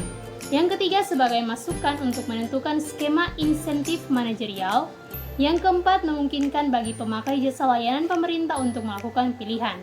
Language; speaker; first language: Indonesian; native; Indonesian